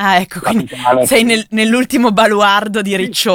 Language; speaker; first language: Italian; native; Italian